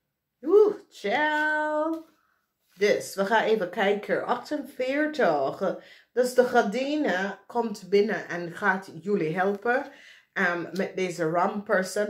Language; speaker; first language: Dutch; non-native, fluent; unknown